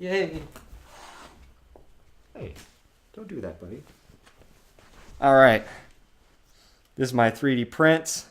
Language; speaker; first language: English; native; English